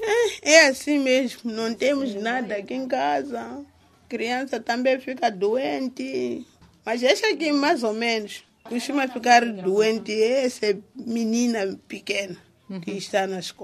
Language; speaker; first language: Portuguese; non-native, local second language; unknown